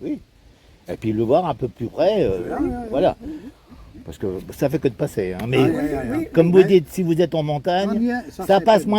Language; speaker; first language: French; native; French